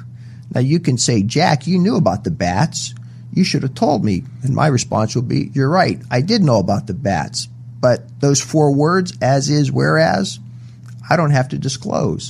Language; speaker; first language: English; native; English